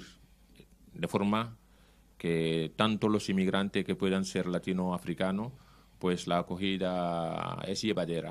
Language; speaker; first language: Spanish; non-native, fluent; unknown